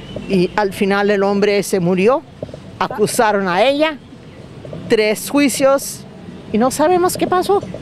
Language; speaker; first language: Spanish; non-native, fluent; English